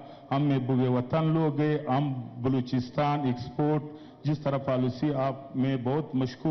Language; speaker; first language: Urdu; non-native, local second language; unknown